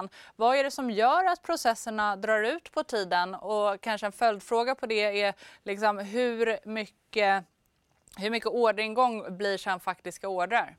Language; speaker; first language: Swedish; native; Swedish